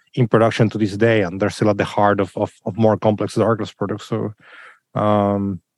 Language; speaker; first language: English; non-native, fluent; Spanish